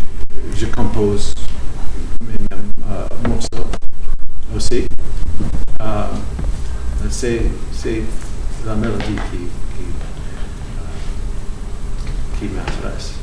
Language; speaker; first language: French; non-native, fluent; English